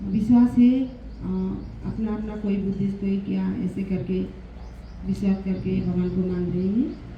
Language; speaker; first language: Hindi; non-native, learner; Burmese